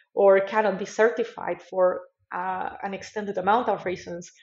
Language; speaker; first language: English; non-native, fluent; Spanish